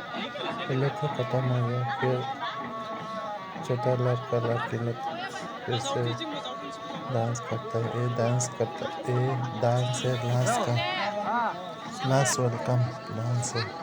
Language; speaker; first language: Hindi; non-native, local second language; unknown